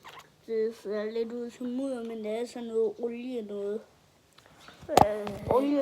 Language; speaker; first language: Danish; native; Danish